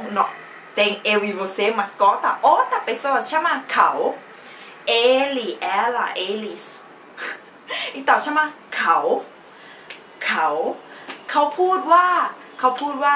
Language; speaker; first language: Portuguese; non-native, fluent; Thai